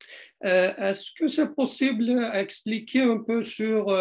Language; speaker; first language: French; non-native, learner; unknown